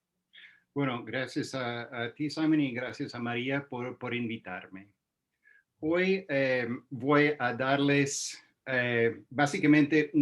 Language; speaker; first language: Spanish; non-native, fluent; English